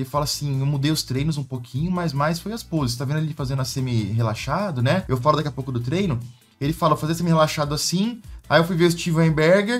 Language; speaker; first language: Portuguese; native; Portuguese